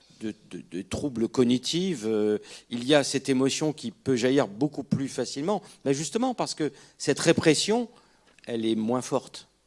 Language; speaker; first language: French; native; French